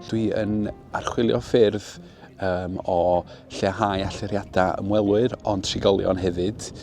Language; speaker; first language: Welsh; native; Welsh